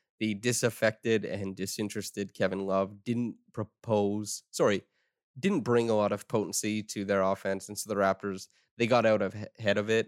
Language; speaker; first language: English; native; English